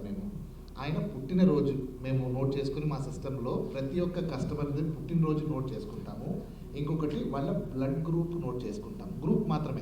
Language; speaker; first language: Telugu; native; Telugu